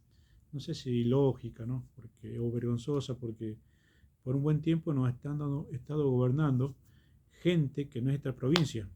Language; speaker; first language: Spanish; native; Spanish